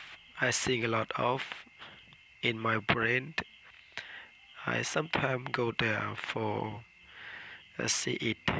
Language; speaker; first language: English; non-native, learner; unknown